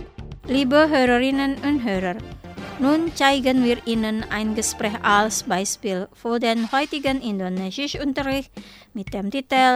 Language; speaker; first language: German; non-native, fluent; Indonesian